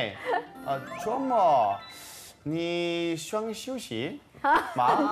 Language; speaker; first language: Chinese; non-native, learner; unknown